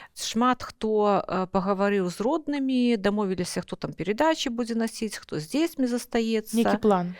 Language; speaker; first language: Belarusian; non-native, local second language; Russian